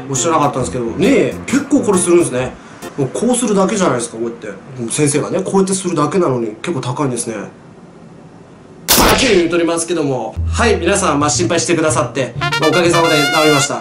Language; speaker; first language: Japanese; native; Japanese